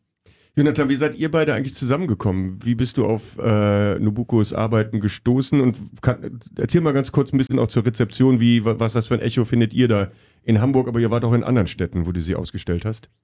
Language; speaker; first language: German; native; German